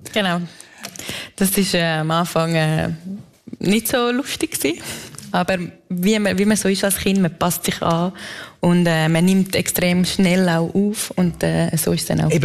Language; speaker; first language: German; native; German